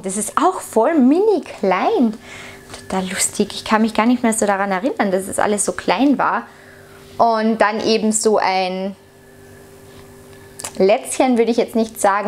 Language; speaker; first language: German; native; German